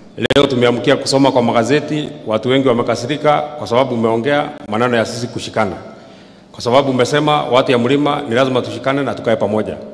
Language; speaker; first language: Swahili; non-native, local second language; Kikuyu